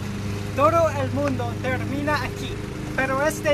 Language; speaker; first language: Spanish; non-native, learner; English